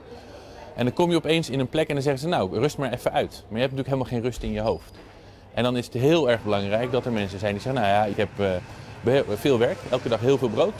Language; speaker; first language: Dutch; native; Dutch